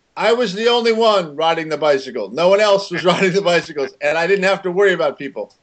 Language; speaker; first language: English; native; English